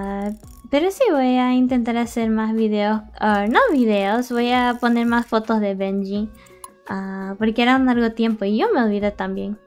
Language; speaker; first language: Spanish; non-native, learner; English